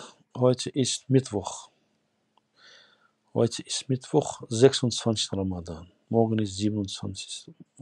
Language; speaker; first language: German; non-native, fluent; Arabic